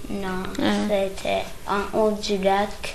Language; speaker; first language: French; early bilingual, other home language; English